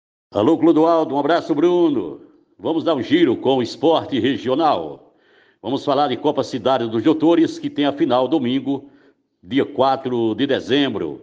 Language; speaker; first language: Portuguese; native; Portuguese